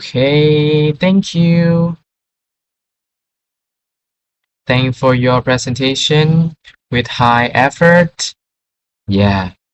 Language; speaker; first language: English; non-native, fluent; Vietnamese